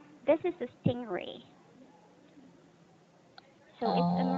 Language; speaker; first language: English; non-native, local second language; Filipino